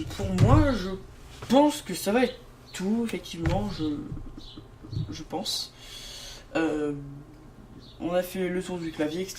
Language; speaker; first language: French; native; French